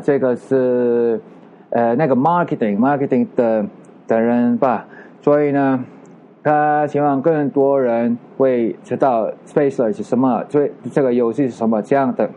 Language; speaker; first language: Chinese; non-native, learner; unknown